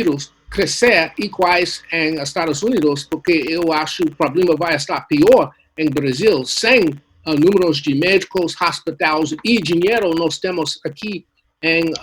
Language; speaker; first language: Portuguese; non-native, learner; English